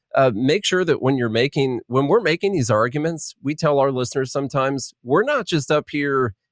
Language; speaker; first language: English; native; English